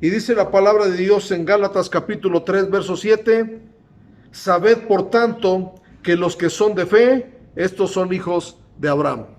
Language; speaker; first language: Spanish; native; Spanish